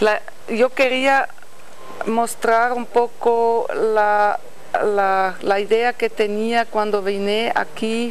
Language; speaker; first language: Spanish; non-native, fluent; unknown